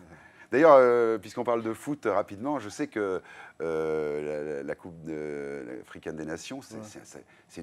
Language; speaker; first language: French; native; French